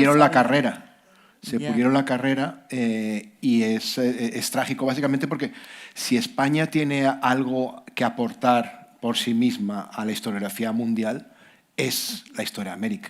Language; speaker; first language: Spanish; native; Spanish